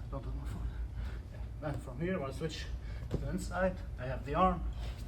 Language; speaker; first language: English; non-native, fluent; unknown